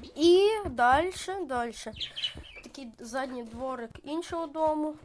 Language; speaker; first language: Ukrainian; non-native, local second language; Russian